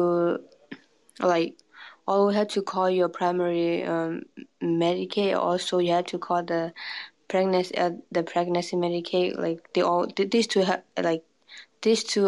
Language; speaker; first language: English; non-native, fluent; Burmese